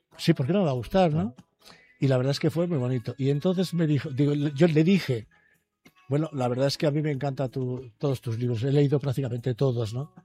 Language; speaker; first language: Spanish; native; Spanish